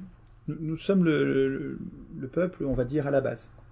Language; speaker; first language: French; native; French